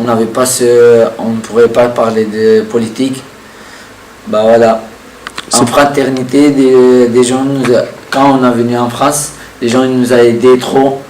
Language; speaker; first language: French; non-native, learner; Kurdish